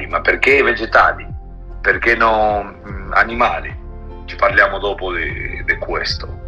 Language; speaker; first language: Italian; non-native, learner; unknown